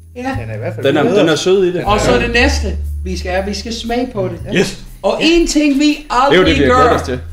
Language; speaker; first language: Danish; non-native, fluent; English